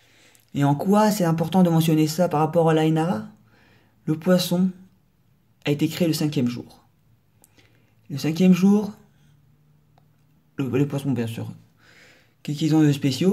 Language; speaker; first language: French; native; French